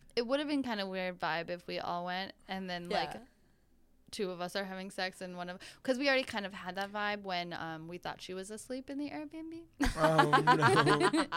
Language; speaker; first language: English; native; English